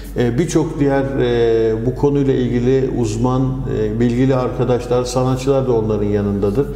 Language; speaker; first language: Turkish; native; Turkish